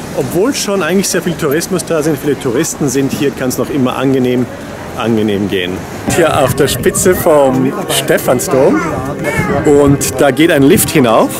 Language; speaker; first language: German; non-native, fluent; English